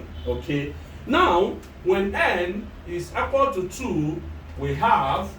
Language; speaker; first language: English; non-native, local second language; Igbo